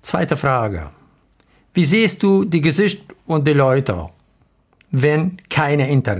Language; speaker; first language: German; non-native, learner; Arabic